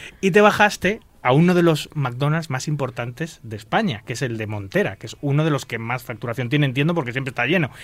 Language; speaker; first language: Spanish; native; Spanish